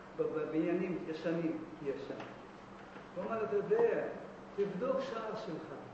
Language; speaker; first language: Hebrew; non-native, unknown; Russian